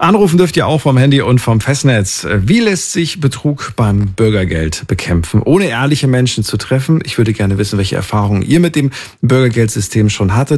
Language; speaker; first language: German; native; German